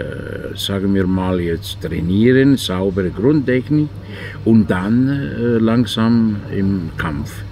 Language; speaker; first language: German; non-native, fluent; Italian